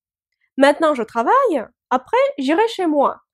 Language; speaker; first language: French; non-native, fluent; Russian